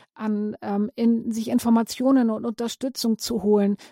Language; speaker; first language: German; native; German